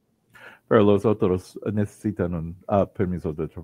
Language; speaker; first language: Spanish; non-native, learner; English